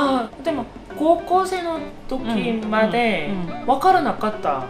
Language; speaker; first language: Japanese; non-native, learner; Korean